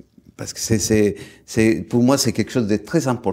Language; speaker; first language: French; non-native, fluent; Italian